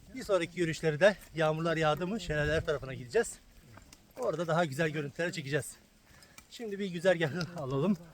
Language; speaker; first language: Turkish; native; Turkish